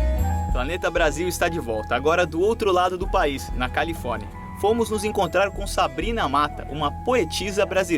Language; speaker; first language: Portuguese; native; Portuguese